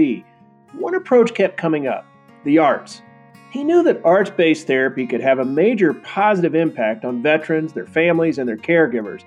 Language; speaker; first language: English; native; English